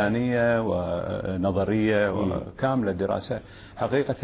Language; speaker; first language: Arabic; native; Arabic